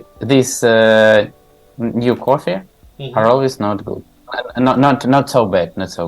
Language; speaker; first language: English; non-native, learner; Tajik